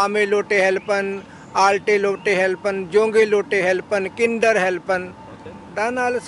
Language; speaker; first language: German; non-native, learner; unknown